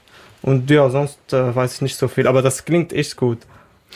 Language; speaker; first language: German; non-native, learner; Arabic